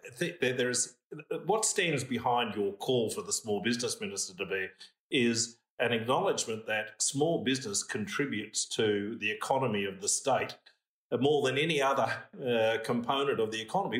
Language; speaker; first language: English; native; English